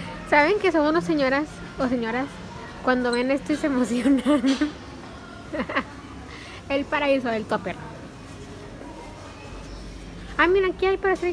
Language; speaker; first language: Spanish; native; Spanish